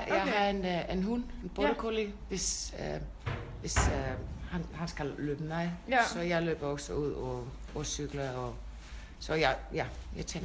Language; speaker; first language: Danish; non-native, learner; Icelandic